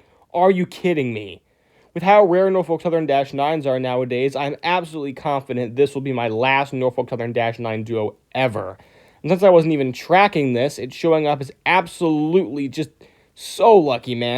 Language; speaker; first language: English; native; English